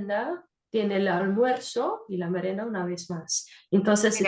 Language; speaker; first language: Spanish; non-native, fluent; Portuguese